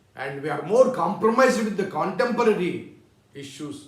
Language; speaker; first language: English; non-native, local second language; Telugu